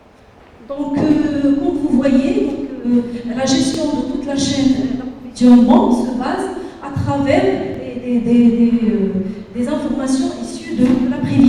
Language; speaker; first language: French; non-native, local second language; Arabic